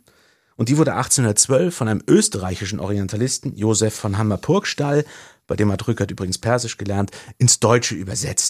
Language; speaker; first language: German; native; German